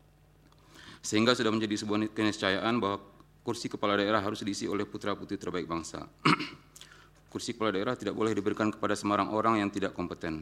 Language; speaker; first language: Indonesian; native; Indonesian